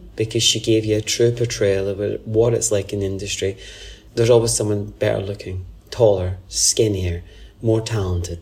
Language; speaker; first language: English; native; English